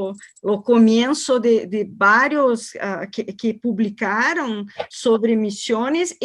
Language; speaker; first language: Spanish; non-native, learner; Portuguese